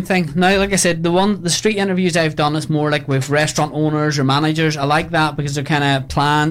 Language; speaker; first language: English; native; English